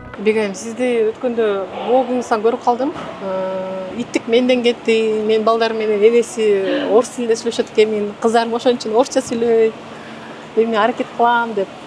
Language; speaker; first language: Kyrgyz; native; Kyrgyz